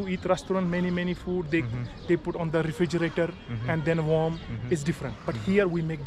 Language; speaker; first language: English; non-native, local second language; Kashmiri